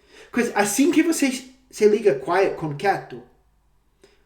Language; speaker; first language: Portuguese; non-native, fluent; English